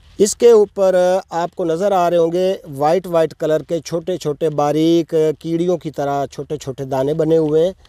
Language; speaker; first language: Urdu; non-native, local second language; Punjabi